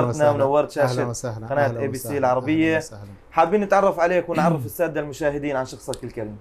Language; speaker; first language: Arabic; native; Arabic